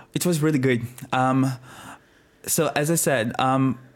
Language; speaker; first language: English; non-native, fluent; Portuguese